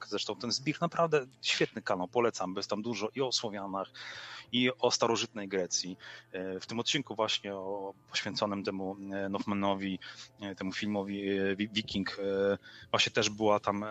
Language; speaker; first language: Polish; native; Polish